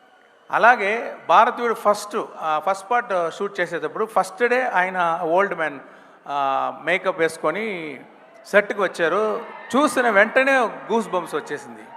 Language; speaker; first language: Telugu; non-native, learner; Tamil